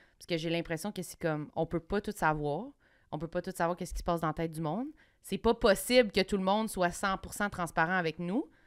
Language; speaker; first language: French; native; French